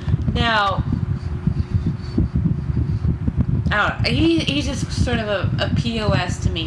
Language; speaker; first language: English; native; English